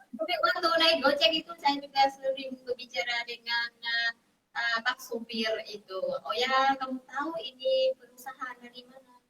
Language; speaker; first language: Indonesian; non-native, fluent; Vietnamese